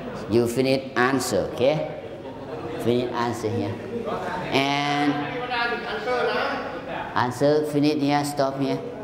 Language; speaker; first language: English; non-native, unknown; Thai